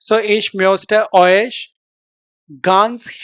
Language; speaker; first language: German; non-native, fluent; Hindi